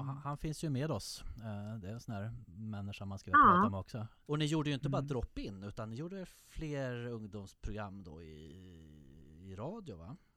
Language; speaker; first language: Swedish; native; Swedish